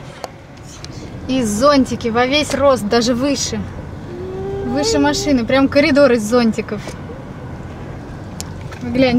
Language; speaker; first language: Russian; native; Russian